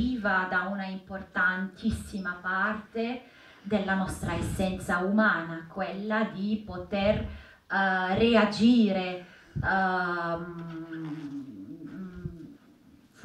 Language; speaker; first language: Italian; non-native, fluent; Arabic